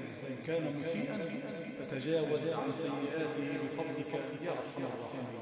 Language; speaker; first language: Arabic; native; Arabic